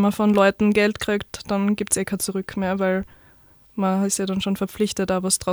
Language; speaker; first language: German; native; German